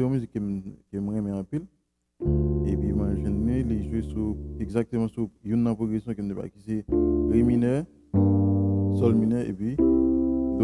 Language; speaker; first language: French; non-native, local second language; Haitian Creole